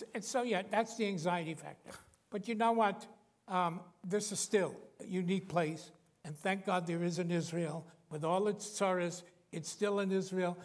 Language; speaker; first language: English; native; English